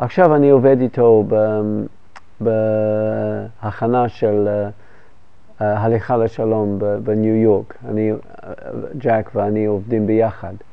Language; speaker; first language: Hebrew; non-native, fluent; English